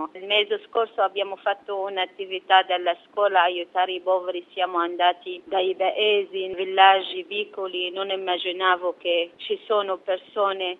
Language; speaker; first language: Italian; non-native, fluent; Arabic